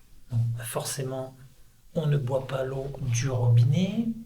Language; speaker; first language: French; native; French